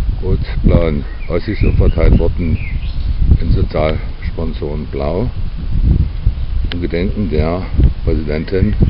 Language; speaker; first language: German; native; German